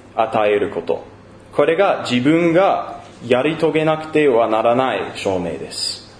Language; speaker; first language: Japanese; non-native, learner; English